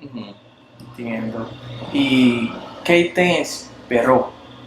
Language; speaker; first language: Spanish; non-native, learner; English